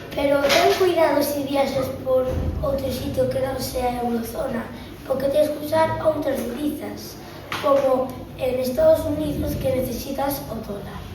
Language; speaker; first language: Galician; non-native, local second language; Spanish